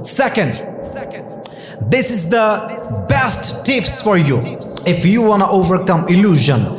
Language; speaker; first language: English; non-native, local second language; Bangla